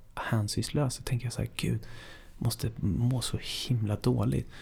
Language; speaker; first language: Swedish; non-native, fluent; Persian